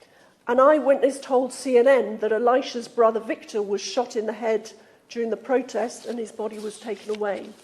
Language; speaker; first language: English; native; English